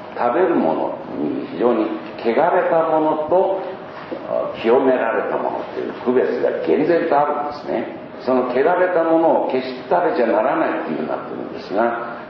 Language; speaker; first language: Japanese; native; Japanese